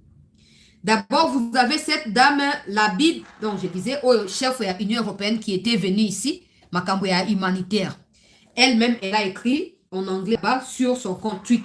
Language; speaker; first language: French; non-native, local second language; Lingala